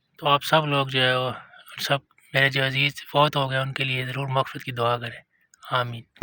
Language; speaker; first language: Urdu; non-native, local second language; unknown